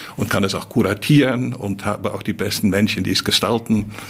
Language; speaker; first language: German; non-native, fluent; Dutch